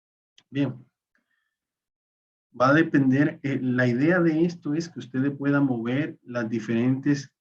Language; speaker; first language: Spanish; native; Spanish